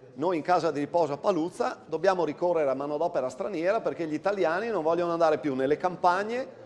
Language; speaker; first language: Italian; native; Italian